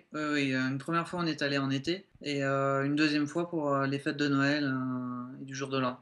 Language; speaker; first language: French; native; French